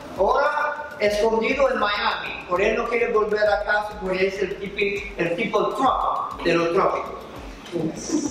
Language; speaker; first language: Spanish; non-native, fluent; English